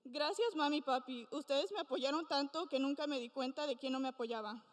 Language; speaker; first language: Spanish; early bilingual, heritage; Spanish